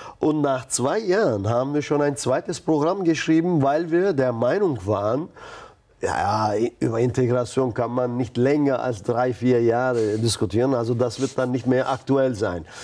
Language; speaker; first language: German; non-native, fluent; Turkish